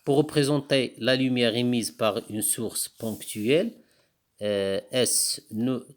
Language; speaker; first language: French; non-native, local second language; Arabic